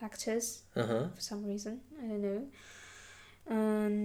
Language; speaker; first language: English; non-native, fluent; Adyghe